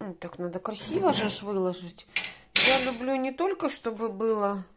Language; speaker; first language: Russian; native; Russian